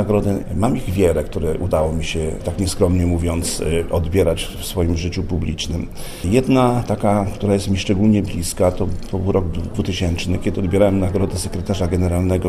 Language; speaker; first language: Polish; native; Polish